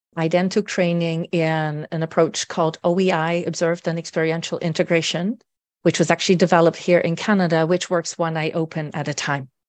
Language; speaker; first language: English; non-native, fluent; Dutch